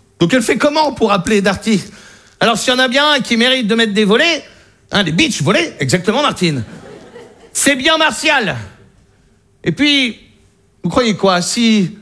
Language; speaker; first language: French; native; French